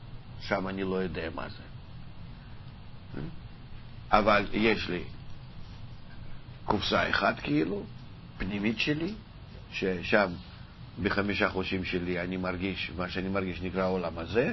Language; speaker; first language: Hebrew; non-native, fluent; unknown